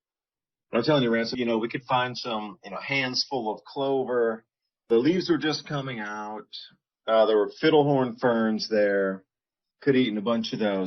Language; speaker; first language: English; native; English